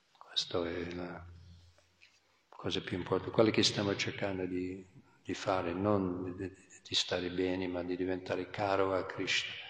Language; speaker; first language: Italian; non-native, fluent; English